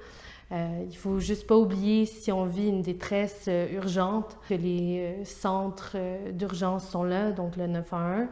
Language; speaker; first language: French; native; French